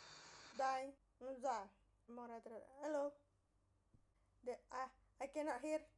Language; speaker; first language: English; non-native, learner; Indonesian